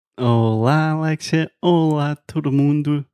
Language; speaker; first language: Portuguese; non-native, fluent; English